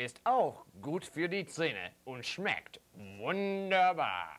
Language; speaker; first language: German; non-native, learner; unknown